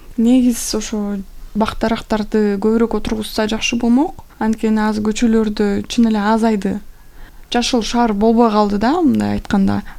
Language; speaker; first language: Kyrgyz; non-native, local second language; Russian